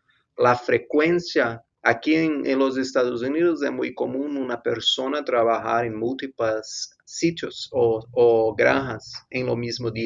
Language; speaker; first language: Spanish; non-native, fluent; Portuguese